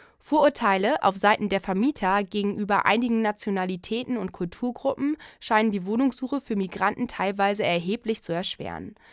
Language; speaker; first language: German; native; German